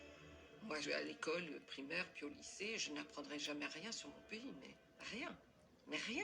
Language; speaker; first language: French; native; French